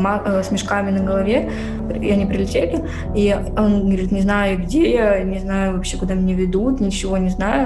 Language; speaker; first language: Russian; native; Russian